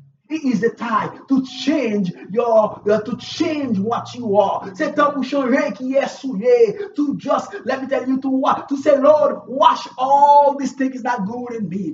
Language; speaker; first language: English; non-native, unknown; Haitian Creole